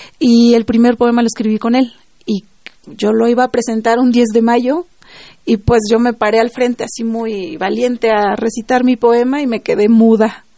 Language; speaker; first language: Spanish; non-native, local second language; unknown